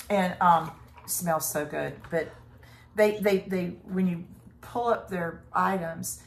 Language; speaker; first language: English; native; English